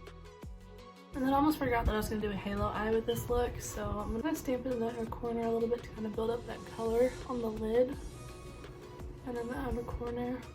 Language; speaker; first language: English; native; English